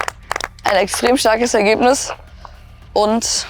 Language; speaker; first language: German; native; German